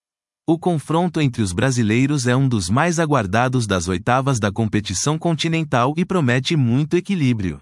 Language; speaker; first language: Portuguese; native; Portuguese